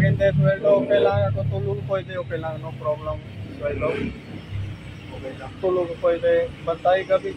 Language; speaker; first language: Filipino; non-native, learner; Punjabi